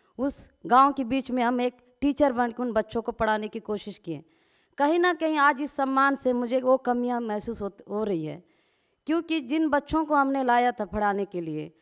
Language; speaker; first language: Hindi; non-native, local second language; Gondi